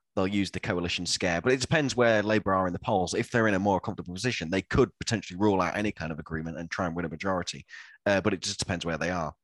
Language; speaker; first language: English; native; English